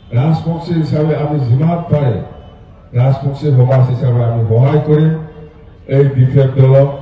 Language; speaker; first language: Assamese; non-native, local second language; Bodo